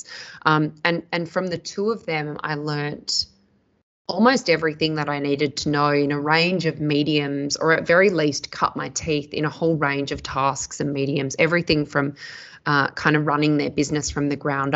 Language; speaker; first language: English; native; English